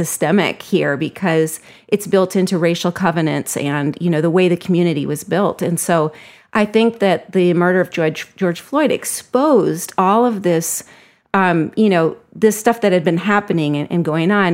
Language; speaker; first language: English; native; English